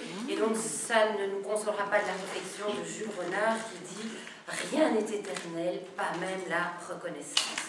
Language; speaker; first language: French; native; French